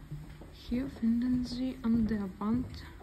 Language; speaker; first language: German; non-native, learner; Bulgarian